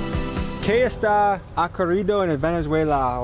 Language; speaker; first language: Spanish; non-native, learner; English